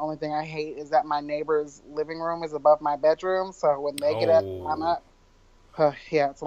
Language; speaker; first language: English; native; English